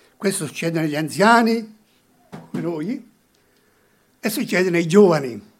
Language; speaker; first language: Italian; early bilingual, heritage; Italian